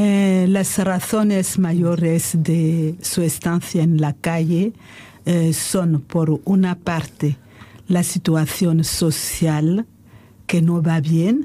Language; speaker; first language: Spanish; non-native, fluent; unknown